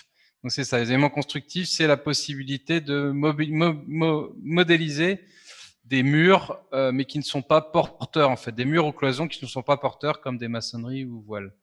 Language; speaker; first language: French; native; French